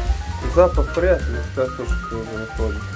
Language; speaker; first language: Russian; non-native, local second language; Uzbek